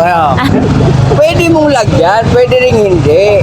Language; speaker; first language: Filipino; native; Filipino